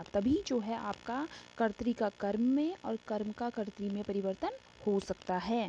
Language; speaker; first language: Hindi; native; Hindi